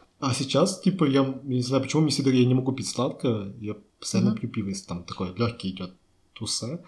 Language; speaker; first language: Russian; native; Russian